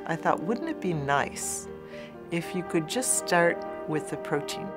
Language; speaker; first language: English; native; English